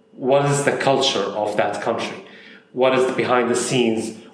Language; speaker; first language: English; non-native, fluent; Arabic